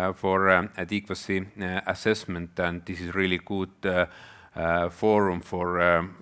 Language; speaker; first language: English; non-native, fluent; Estonian